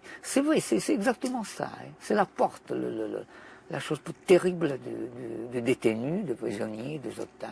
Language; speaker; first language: French; non-native, fluent; Italian